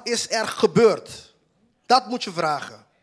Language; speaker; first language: Dutch; non-native, local second language; Papiamento